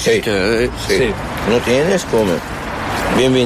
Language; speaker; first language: Spanish; non-native, learner; Arabic